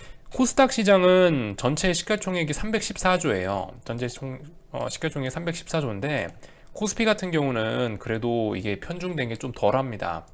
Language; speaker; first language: Korean; native; Korean